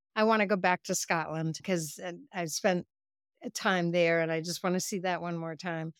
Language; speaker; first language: English; native; English